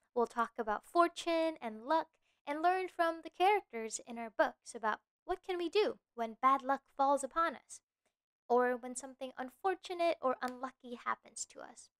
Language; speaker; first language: English; native; English